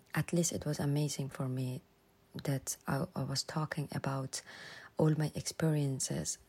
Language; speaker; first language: English; non-native, fluent; Persian